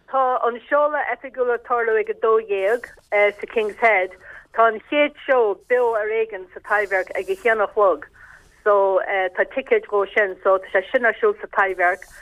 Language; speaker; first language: Irish; native; Irish